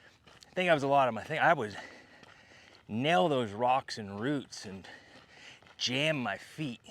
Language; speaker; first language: English; native; English